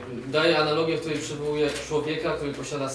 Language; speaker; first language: Polish; native; Polish